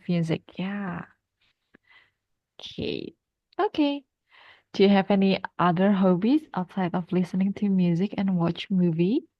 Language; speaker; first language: English; non-native, fluent; Indonesian